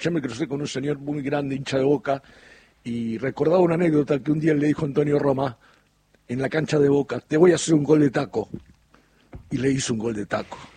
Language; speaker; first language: Spanish; native; Spanish